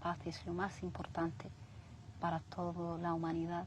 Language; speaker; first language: Spanish; non-native, local second language; Arabic